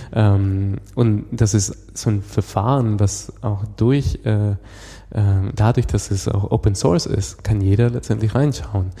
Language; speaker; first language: German; non-native, fluent; Spanish